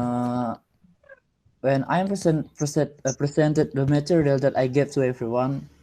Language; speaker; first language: English; non-native, learner; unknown